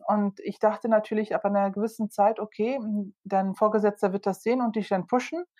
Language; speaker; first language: German; early bilingual, other home language; Turkish